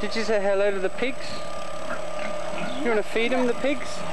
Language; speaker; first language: English; native; English